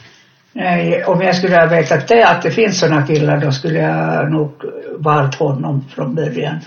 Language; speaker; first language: Swedish; non-native, fluent; Finnish